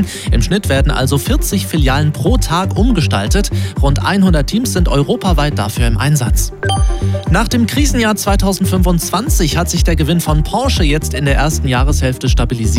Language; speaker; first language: German; native; German